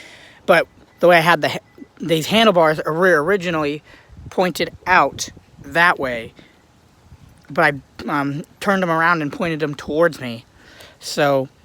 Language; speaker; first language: English; native; English